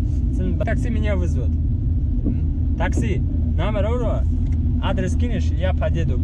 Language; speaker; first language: Russian; non-native, fluent; Tajik